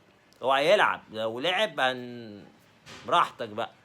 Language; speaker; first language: Arabic; native; Arabic